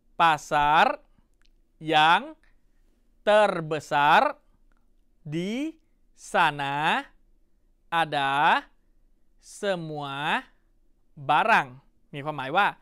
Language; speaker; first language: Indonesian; non-native, fluent; Thai